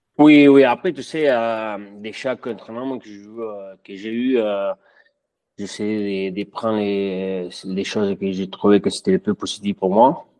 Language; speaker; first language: French; non-native, fluent; Spanish